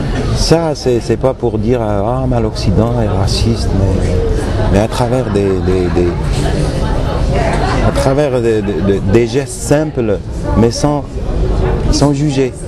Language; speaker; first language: French; non-native, local second language; Arabic